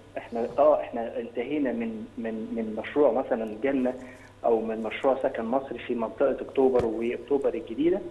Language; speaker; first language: Arabic; native; Arabic